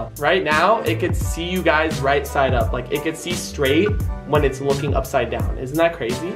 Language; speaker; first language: English; native; English